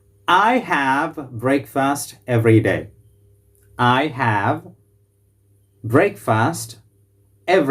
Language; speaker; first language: English; non-native, local second language; Malayalam